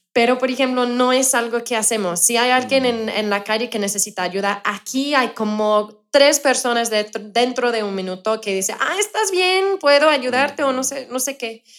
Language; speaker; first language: Spanish; non-native, fluent; English